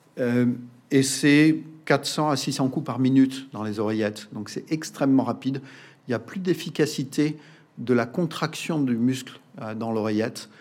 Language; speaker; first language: French; native; French